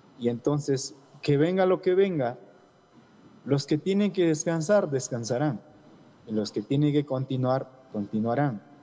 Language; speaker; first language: Spanish; non-native, local second language; Shipibo-Conibo